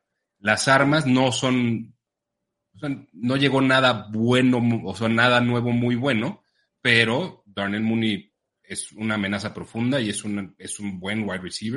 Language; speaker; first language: Spanish; native; Spanish